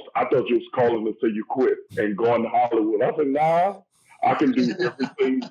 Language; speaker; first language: English; native; English